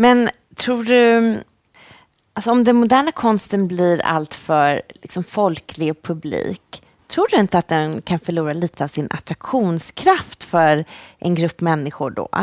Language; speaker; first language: Swedish; native; Swedish